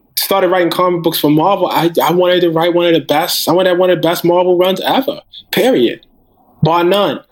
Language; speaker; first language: English; native; English